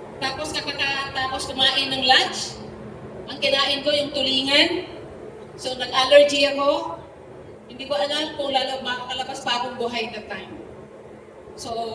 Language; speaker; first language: Filipino; non-native, local second language; Waray